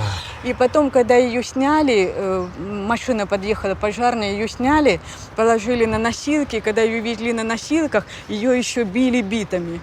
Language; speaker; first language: Russian; native; Russian